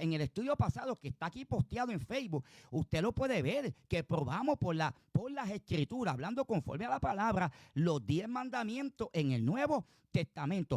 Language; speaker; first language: Spanish; native; Spanish